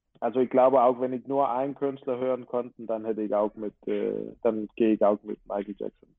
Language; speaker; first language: German; non-native, fluent; Danish